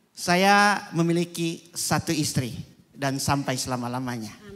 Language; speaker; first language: Indonesian; native; Indonesian